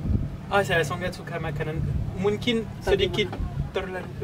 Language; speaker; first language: Indonesian; non-native, learner; French